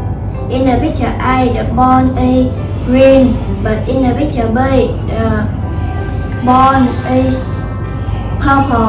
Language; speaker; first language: English; non-native, learner; Vietnamese